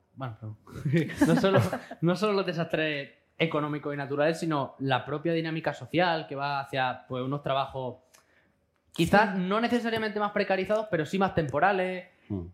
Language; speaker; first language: Spanish; native; Spanish